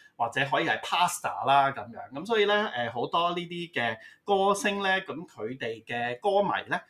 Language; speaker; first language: Cantonese; native; Cantonese